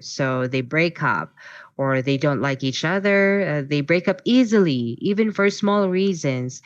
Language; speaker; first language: English; non-native, fluent; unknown